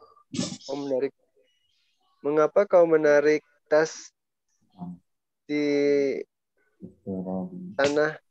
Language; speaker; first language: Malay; non-native, local second language; Sundanese